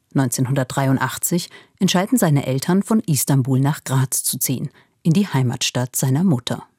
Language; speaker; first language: German; native; German